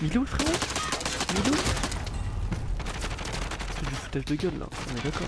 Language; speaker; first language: French; native; French